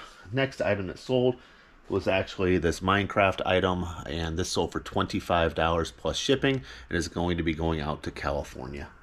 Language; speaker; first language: English; native; English